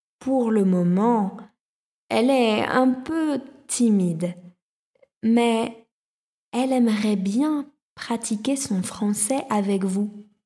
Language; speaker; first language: French; native; French